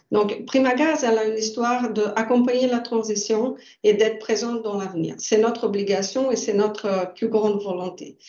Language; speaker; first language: French; non-native, fluent; Portuguese